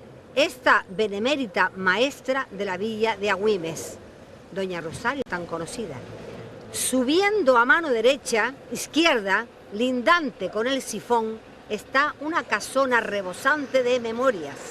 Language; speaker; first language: Spanish; native; Spanish